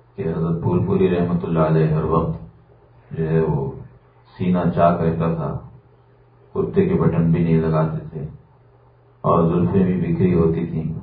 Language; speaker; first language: Urdu; native; Urdu